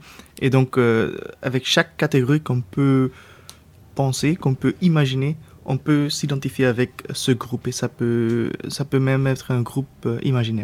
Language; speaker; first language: French; non-native, local second language; Dutch